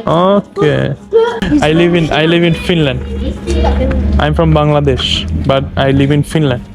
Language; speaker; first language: English; non-native, learner; Bangla